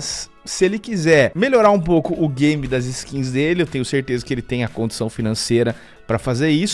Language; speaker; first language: Portuguese; native; Portuguese